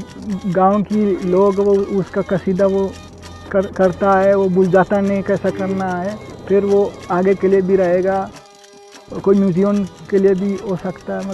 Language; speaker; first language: Hindi; non-native, learner; Italian